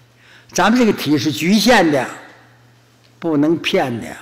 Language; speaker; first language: Chinese; native; Chinese